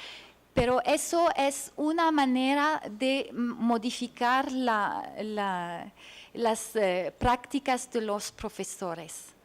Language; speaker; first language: Spanish; non-native, fluent; French